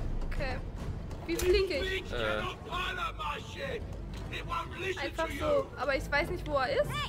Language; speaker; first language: German; native; German